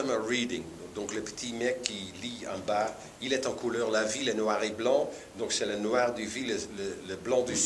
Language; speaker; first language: French; non-native, learner; Dutch